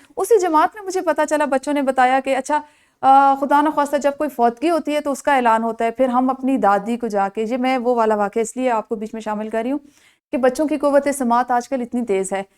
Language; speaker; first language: Urdu; non-native, local second language; Punjabi